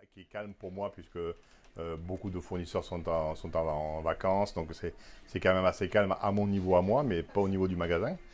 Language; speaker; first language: French; native; French